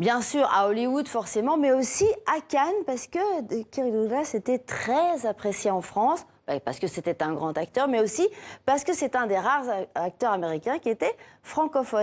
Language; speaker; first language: French; native; French